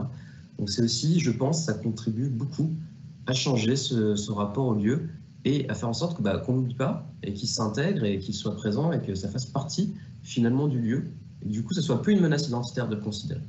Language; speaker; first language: French; native; French